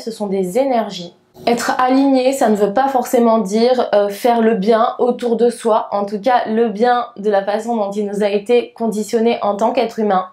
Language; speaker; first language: French; native; French